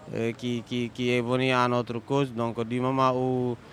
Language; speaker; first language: French; non-native, local second language; Wolof